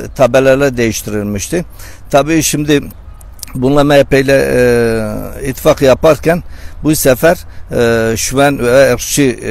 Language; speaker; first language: Turkish; non-native, local second language; Kurdish